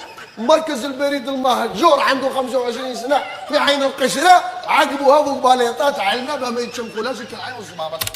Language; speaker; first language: Arabic; native; Arabic